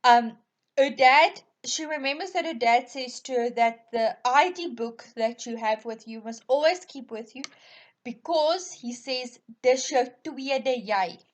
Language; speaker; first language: English; non-native, local second language; Afrikaans